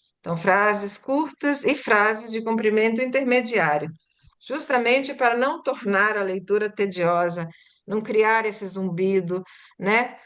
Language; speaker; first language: Portuguese; early bilingual, other home language; Italian